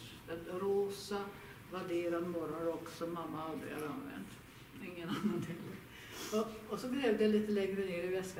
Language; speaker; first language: Swedish; native; Swedish